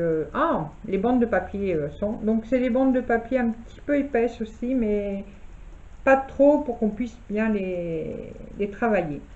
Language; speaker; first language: French; native; French